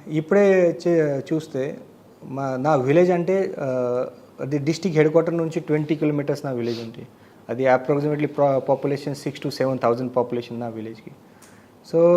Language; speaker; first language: Telugu; non-native, learner; Marathi